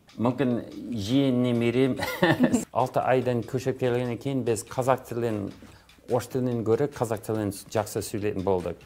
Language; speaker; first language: Kazakh; non-native, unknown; English